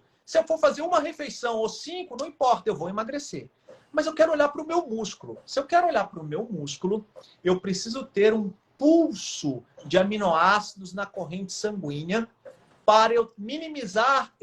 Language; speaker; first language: Portuguese; native; Portuguese